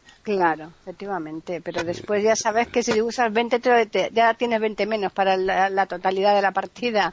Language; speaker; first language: Spanish; native; Spanish